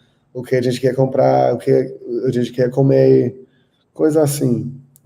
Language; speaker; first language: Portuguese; non-native, learner; English